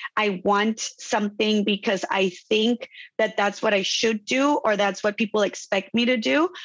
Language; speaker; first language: English; non-native, fluent; Spanish